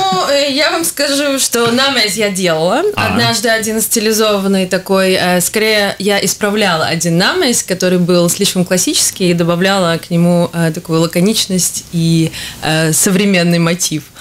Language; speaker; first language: Russian; native; Russian